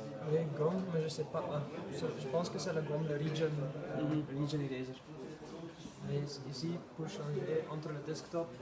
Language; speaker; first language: French; non-native, fluent; Dutch